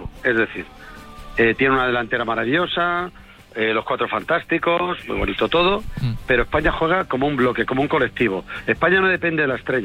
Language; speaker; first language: Spanish; native; Spanish